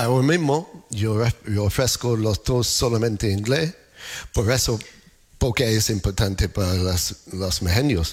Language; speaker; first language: Spanish; non-native, learner; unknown